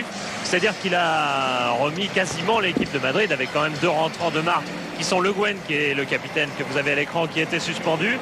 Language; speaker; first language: French; native; French